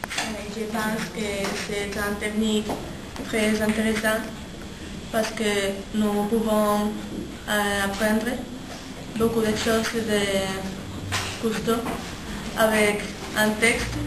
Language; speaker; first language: French; non-native, learner; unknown